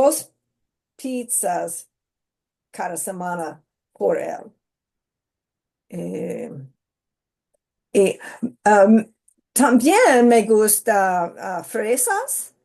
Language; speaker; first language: Spanish; non-native, learner; English